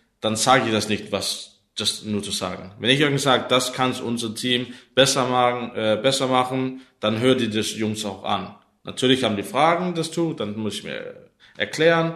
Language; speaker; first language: German; non-native, learner; Danish